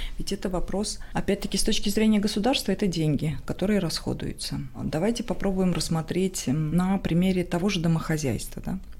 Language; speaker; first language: Russian; non-native, local second language; Tajik